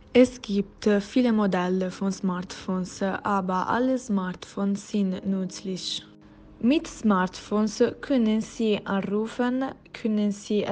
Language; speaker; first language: German; non-native, learner; Italian